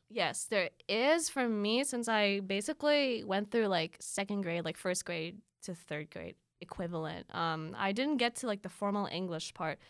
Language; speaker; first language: English; early bilingual, other home language; Filipino